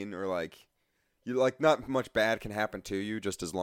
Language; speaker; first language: English; native; English